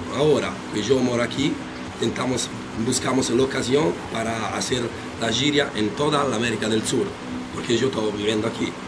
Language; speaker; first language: Spanish; non-native, learner; Italian